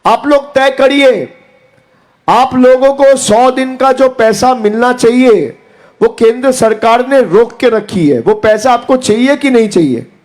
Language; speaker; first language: Hindi; non-native, local second language; Bangla